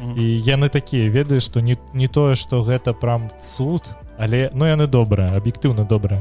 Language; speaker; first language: Belarusian; native; Belarusian